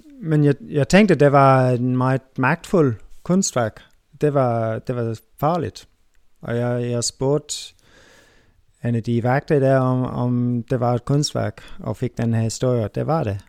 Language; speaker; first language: Danish; non-native, fluent; English